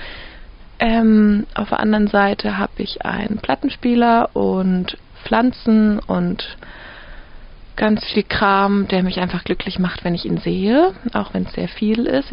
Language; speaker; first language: German; native; German